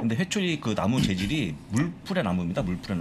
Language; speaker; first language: Korean; native; Korean